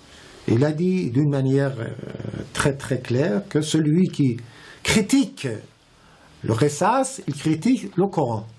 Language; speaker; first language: French; non-native, fluent; Persian